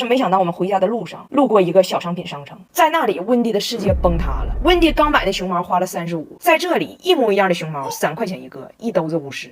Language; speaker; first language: Chinese; native; Chinese